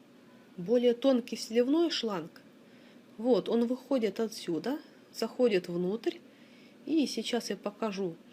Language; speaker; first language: Russian; native; Russian